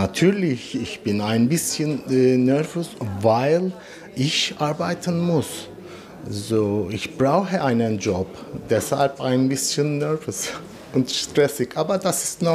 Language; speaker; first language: German; non-native, learner; Turkish